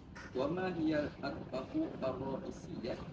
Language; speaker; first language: Arabic; non-native, learner; Malay